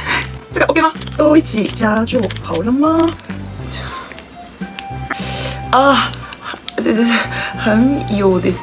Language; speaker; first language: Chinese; non-native, learner; Japanese